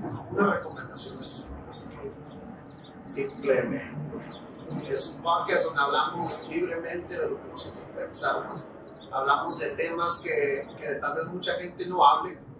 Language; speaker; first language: Spanish; early bilingual, heritage; Spanish